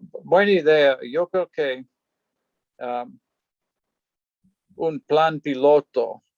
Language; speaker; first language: Spanish; non-native, fluent; English